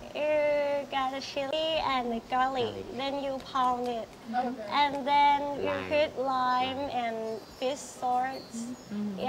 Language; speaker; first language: English; non-native, learner; Thai